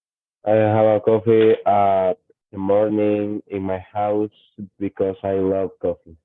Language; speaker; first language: English; non-native, learner; Spanish